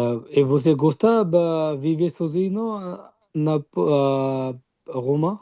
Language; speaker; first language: Portuguese; non-native, learner; Bangla